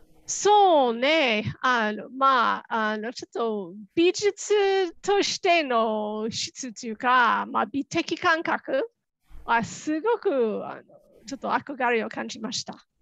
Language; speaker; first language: Japanese; non-native, fluent; English